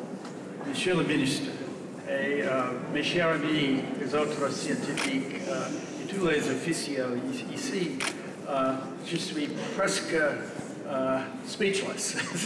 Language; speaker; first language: French; non-native, fluent; English